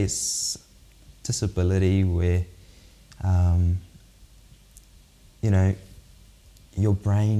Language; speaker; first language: English; native; English